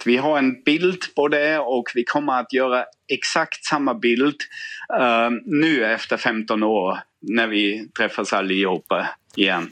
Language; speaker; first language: Swedish; non-native, fluent; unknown